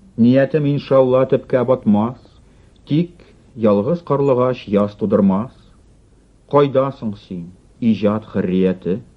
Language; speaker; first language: Tatar; non-native, local second language; Russian